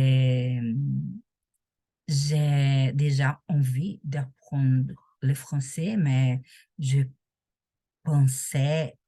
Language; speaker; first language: French; non-native, learner; Portuguese